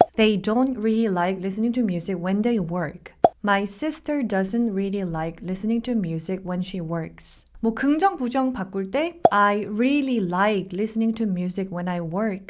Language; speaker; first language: English; non-native, fluent; Korean